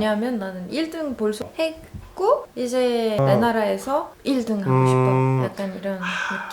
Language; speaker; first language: Korean; non-native, fluent; Arabic